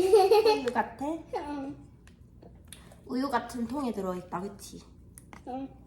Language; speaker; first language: Korean; native; Korean